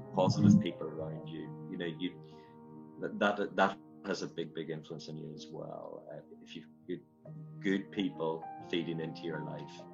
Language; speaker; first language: English; native; English